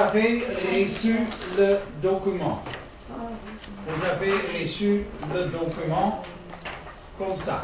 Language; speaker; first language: French; non-native, learner; Dutch